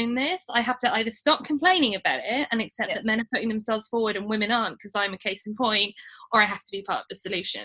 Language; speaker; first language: English; native; English